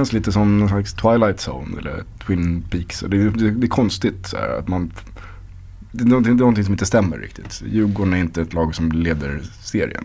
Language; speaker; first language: Swedish; native; Swedish